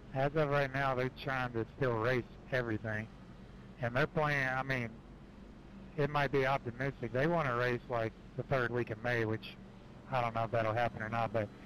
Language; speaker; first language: English; native; English